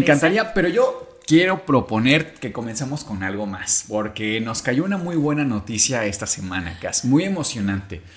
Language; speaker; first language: Spanish; native; Spanish